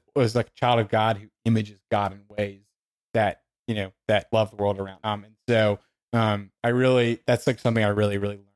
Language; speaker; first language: English; native; English